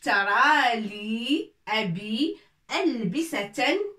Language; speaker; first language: Arabic; non-native, fluent; French